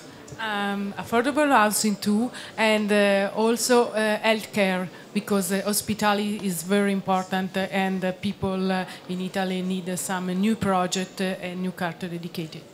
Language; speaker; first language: English; non-native, learner; Italian